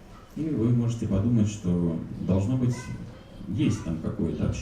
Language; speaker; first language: Russian; native; Russian